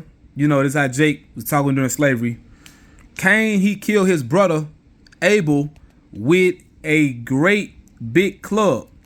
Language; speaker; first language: English; native; English